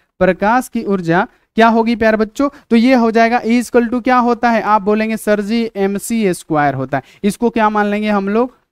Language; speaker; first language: Hindi; native; Hindi